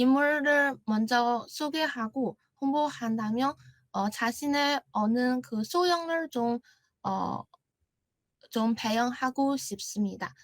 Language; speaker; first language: Korean; non-native, learner; Chinese